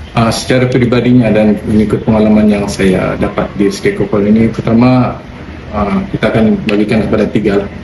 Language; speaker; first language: Malay; native; Malay